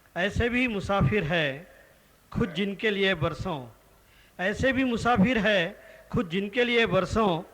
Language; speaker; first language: Hindi; non-native, local second language; Marathi